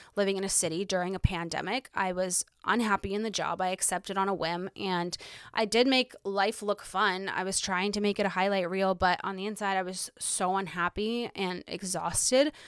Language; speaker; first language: English; early bilingual, other home language; Ukrainian